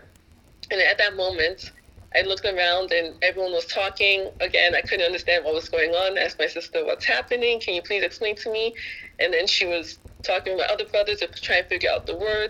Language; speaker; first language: English; native; English